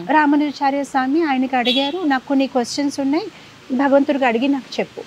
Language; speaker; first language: Telugu; non-native, fluent; Gujarati